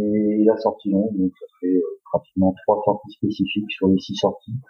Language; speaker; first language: French; native; French